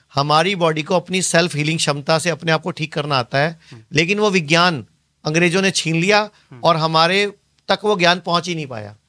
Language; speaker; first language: Hindi; native; Hindi